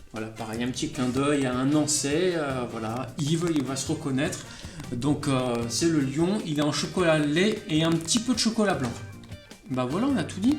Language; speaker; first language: French; native; French